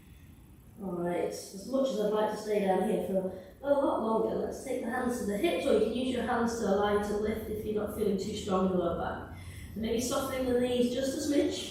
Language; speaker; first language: English; native; English